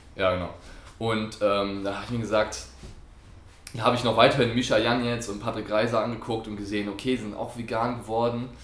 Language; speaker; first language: German; non-native, fluent; French